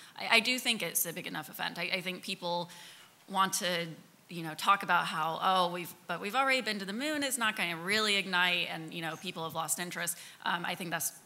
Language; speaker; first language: English; native; English